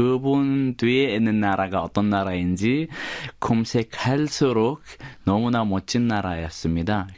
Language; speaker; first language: Korean; non-native, fluent; Arabic